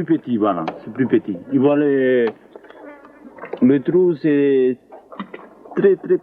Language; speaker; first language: French; non-native, local second language; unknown